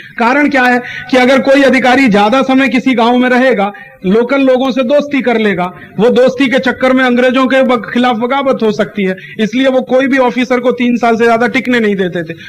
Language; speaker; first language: Hindi; native; Hindi